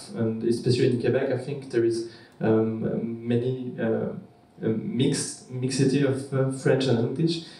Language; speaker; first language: English; non-native, learner; French